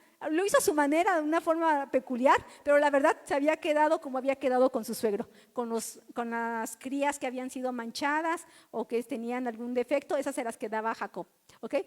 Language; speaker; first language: Spanish; native; Spanish